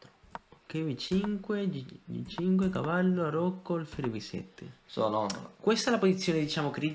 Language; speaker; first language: Italian; non-native, fluent; Spanish